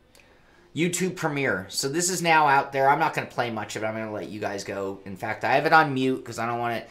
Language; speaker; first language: English; native; English